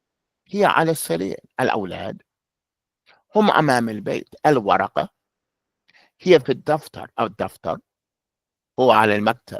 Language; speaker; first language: Arabic; non-native, fluent; English